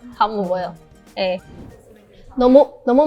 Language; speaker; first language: Korean; non-native, fluent; Spanish